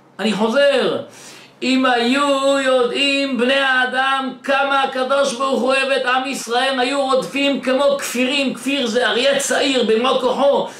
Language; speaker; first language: Hebrew; native; Hebrew